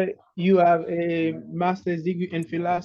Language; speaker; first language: English; non-native, learner; Haitian Creole